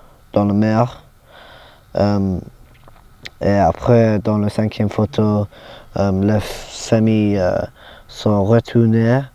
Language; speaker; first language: French; non-native, learner; English